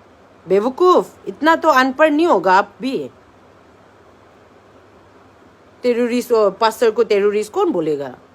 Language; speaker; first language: Hindi; non-native, local second language; Manipuri